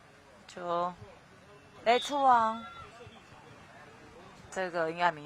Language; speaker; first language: Chinese; native; Chinese